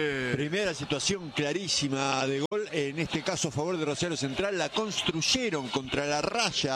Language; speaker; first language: Spanish; native; Spanish